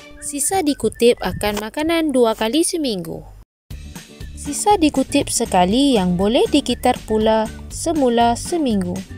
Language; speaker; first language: Malay; native; Malay